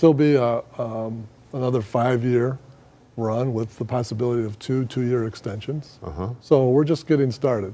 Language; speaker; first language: English; native; English